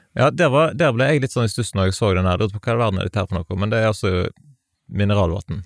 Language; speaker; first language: Norwegian; native; Norwegian